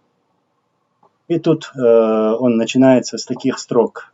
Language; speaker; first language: Russian; non-native, local second language; Chechen